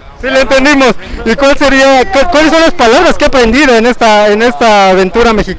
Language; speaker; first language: Spanish; native; Spanish